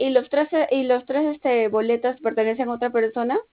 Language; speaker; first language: Spanish; native; Spanish